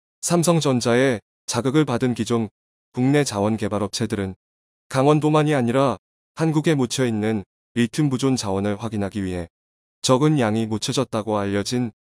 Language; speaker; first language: Korean; native; Korean